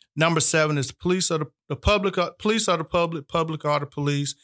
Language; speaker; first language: English; native; English